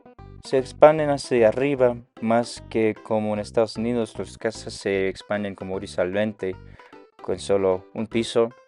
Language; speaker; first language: Spanish; non-native, learner; English